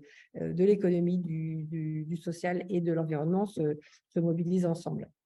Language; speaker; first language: French; native; French